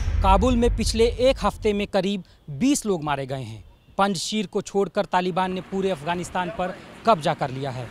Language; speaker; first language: Hindi; native; Hindi